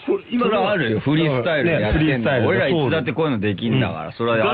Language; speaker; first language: Japanese; native; Japanese